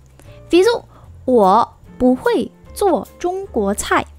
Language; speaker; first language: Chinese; non-native, fluent; Vietnamese